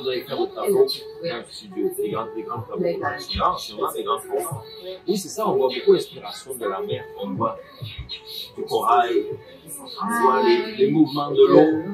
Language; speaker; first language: French; native; French